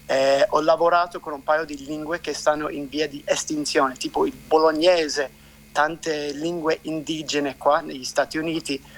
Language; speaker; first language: Italian; non-native, fluent; English